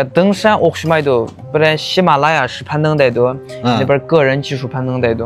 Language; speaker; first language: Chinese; non-native, local second language; Uyghur